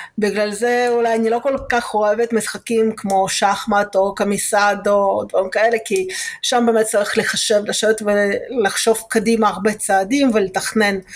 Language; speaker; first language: Hebrew; early bilingual, other home language; Russian